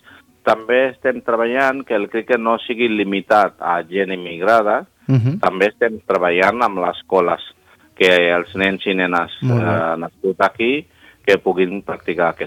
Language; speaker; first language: Catalan; non-native, learner; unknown